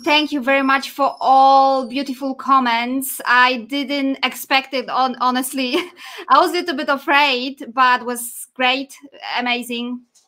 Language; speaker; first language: English; non-native, fluent; Polish